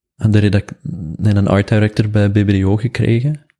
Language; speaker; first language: Dutch; native; Dutch